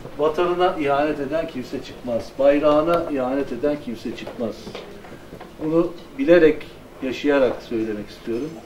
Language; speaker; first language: Turkish; native; Turkish